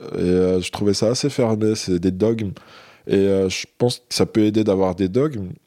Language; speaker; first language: French; non-native, local second language; Arabic